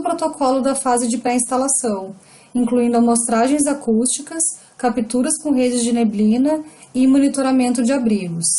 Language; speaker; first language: Portuguese; native; Portuguese